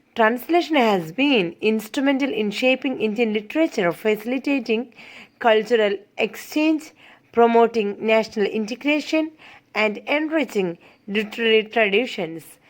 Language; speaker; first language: English; non-native, local second language; Malayalam